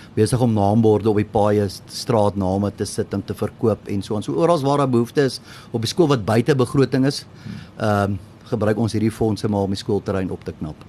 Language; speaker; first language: Afrikaans; native; Afrikaans